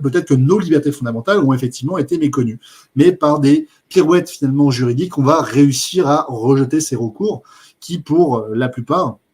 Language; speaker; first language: French; native; French